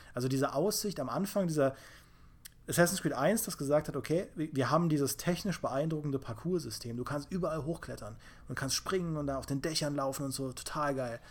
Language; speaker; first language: German; native; German